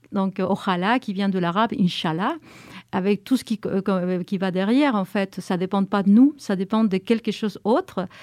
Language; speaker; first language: French; early bilingual, heritage; Spanish